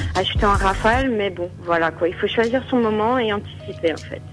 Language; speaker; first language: French; native; French